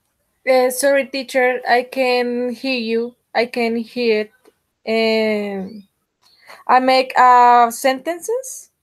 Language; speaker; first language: English; non-native, learner; Spanish